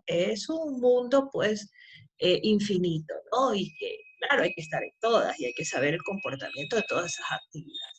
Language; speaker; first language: Spanish; native; Spanish